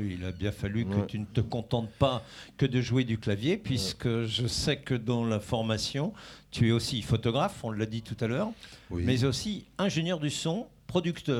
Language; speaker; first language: French; native; French